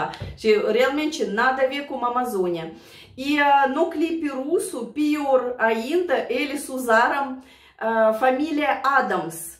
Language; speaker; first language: Portuguese; non-native, learner; Russian